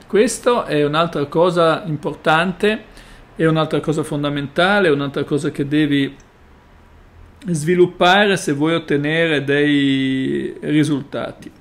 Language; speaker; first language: Italian; native; Italian